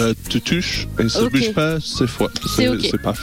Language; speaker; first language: French; non-native, learner; English